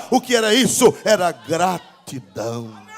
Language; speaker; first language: Portuguese; native; Portuguese